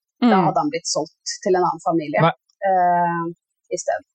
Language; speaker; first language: Norwegian; native; Norwegian